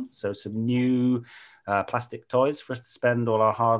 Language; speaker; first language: English; native; English